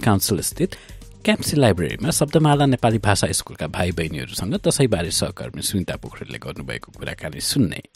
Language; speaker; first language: Nepali; native; Nepali